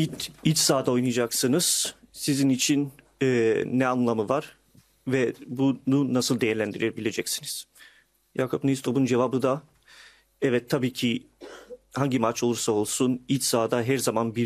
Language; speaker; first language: Turkish; early bilingual, heritage; Turkish